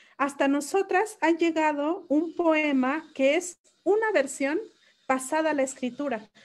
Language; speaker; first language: Spanish; non-native, local second language; Mixtepec Mixtec